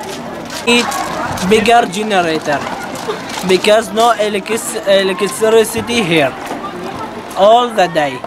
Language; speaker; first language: English; non-native, learner; Arabic